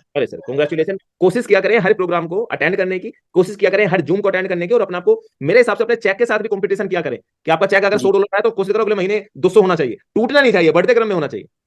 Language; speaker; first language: Hindi; native; Hindi